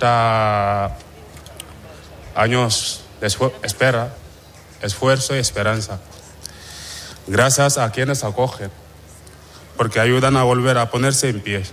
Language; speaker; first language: Spanish; non-native, fluent; Wolof